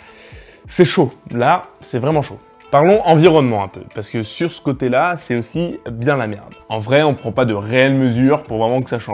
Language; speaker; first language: French; native; French